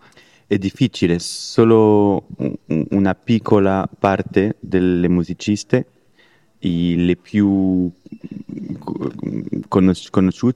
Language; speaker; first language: Italian; non-native, learner; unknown